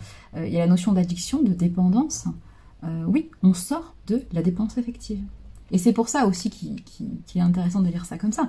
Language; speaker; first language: French; native; French